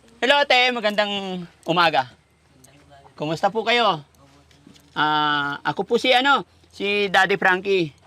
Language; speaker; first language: Filipino; native; Filipino